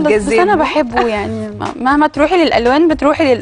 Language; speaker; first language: Arabic; native; Arabic